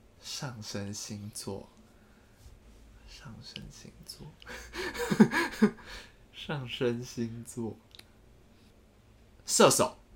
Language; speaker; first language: Chinese; native; Chinese